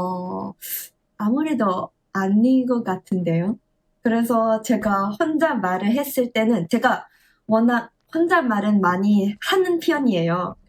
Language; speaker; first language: Korean; non-native, learner; English